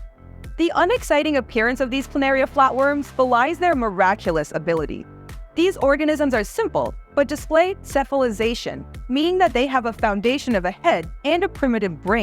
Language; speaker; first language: English; native; English